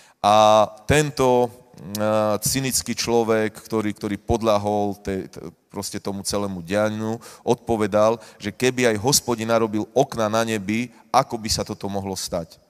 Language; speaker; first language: Slovak; native; Slovak